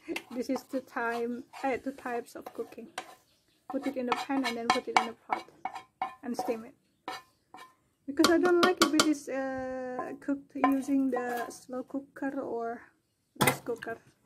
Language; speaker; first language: English; non-native, fluent; Indonesian